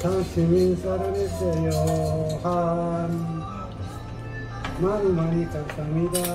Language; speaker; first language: Korean; non-native, learner; Turkish